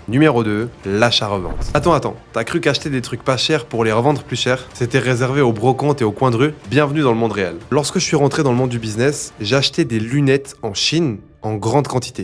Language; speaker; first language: French; native; French